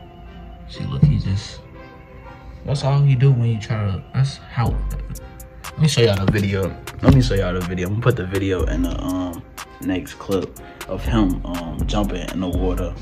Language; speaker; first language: English; native; English